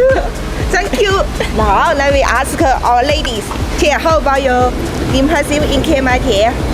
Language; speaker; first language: English; non-native, learner; Chinese